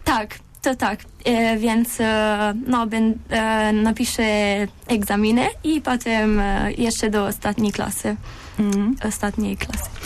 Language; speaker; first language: Polish; non-native, learner; Turkish